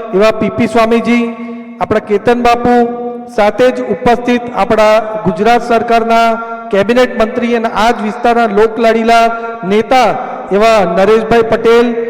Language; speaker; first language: Gujarati; native; Gujarati